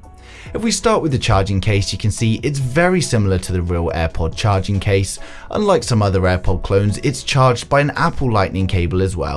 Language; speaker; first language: English; native; English